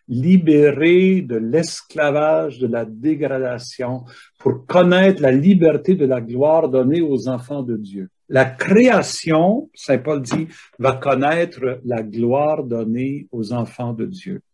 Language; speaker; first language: French; native; French